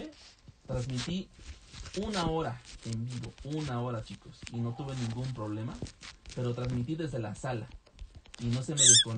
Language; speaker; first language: Spanish; native; Spanish